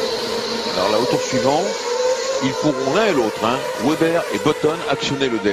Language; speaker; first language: French; native; French